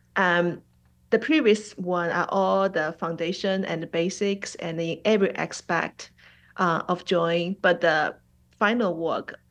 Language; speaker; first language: English; non-native, fluent; Chinese